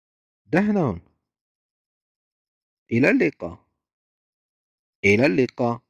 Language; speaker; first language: Arabic; non-native, fluent; Amharic